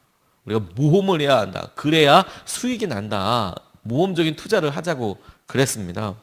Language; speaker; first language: Korean; native; Korean